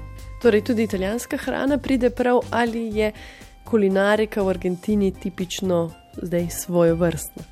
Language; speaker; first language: Slovenian; native; Slovenian